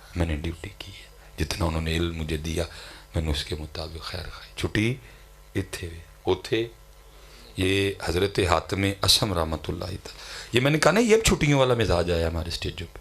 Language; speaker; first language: Urdu; non-native, local second language; Punjabi